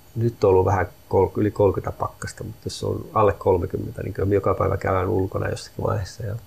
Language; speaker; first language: Finnish; native; Finnish